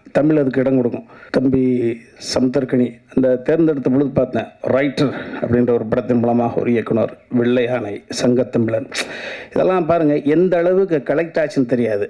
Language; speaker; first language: Tamil; native; Tamil